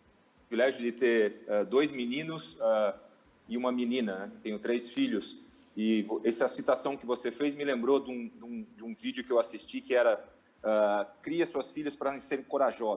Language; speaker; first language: Portuguese; native; Portuguese